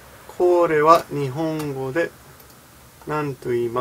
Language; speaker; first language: Japanese; non-native, fluent; English